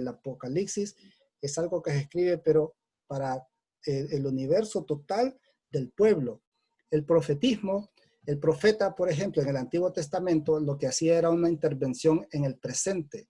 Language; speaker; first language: Spanish; native; Spanish